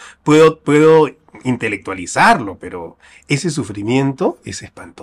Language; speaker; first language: Spanish; native; Spanish